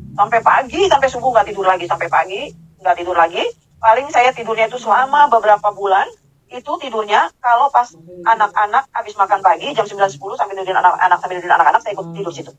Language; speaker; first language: Indonesian; native; Indonesian